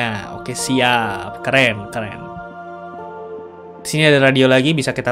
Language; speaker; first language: Indonesian; native; Indonesian